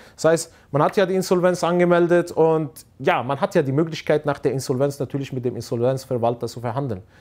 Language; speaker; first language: German; non-native, fluent; Arabic